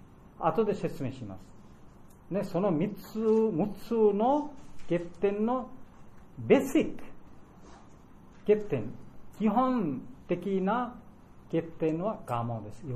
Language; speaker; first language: Japanese; non-native, learner; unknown